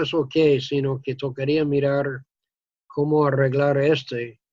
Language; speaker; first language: Spanish; non-native, fluent; English